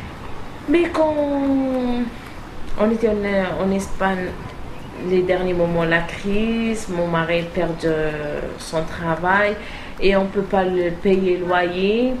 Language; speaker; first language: French; non-native, learner; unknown